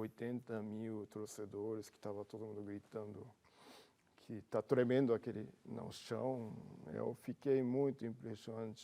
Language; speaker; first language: Portuguese; non-native, learner; Japanese